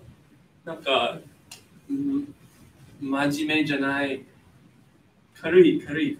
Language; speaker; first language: Japanese; non-native, fluent; English